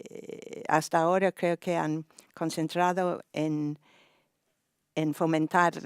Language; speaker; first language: Spanish; non-native, fluent; English